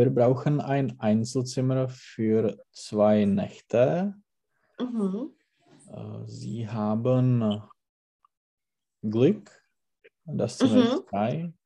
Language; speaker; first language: German; non-native, learner; Czech